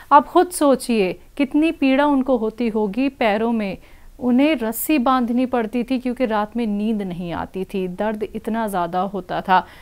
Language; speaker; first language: Hindi; native; Hindi